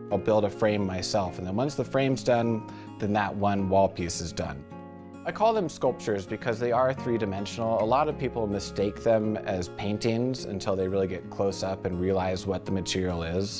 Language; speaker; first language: English; native; English